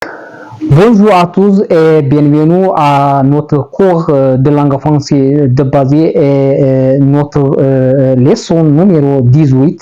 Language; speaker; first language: French; non-native, learner; Amharic